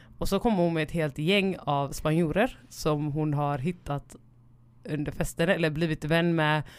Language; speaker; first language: Swedish; early bilingual, other home language; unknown